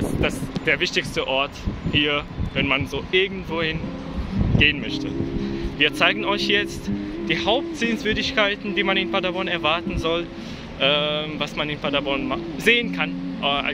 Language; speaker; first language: German; non-native, fluent; Arabic